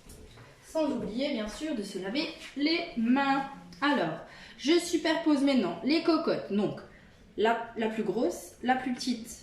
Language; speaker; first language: French; native; French